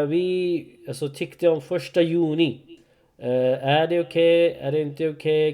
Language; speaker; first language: Swedish; non-native, learner; Urdu